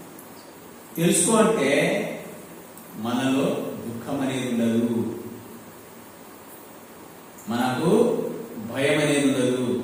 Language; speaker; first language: Telugu; native; Telugu